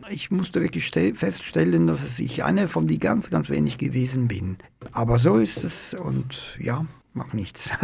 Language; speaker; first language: German; non-native, fluent; Italian